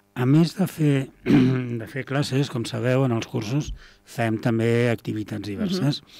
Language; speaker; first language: Catalan; native; Catalan